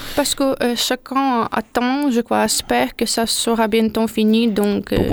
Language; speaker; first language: French; non-native, learner; Ukrainian